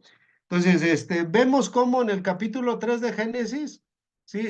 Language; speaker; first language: Spanish; native; Spanish